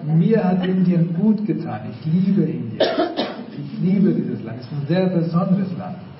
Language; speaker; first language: German; native; German